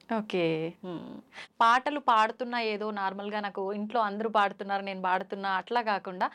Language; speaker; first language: Telugu; native; Telugu